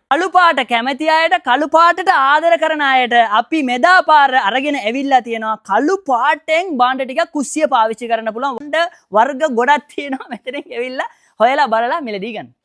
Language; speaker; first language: Sinhala; non-native, local second language; Tamil